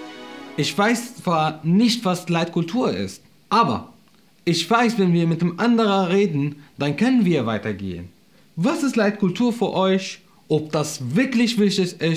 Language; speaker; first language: German; non-native, fluent; Arabic